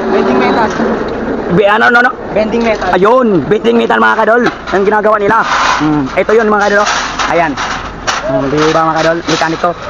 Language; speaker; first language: Filipino; non-native, local second language; Cebuano